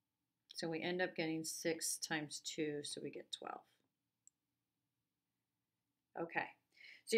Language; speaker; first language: English; native; English